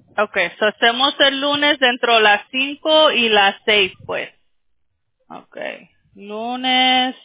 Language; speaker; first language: Spanish; early bilingual, heritage; Spanish